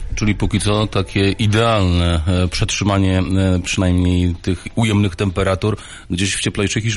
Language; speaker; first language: Polish; native; Polish